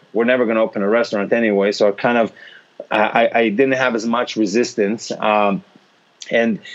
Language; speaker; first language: English; non-native, fluent; Hebrew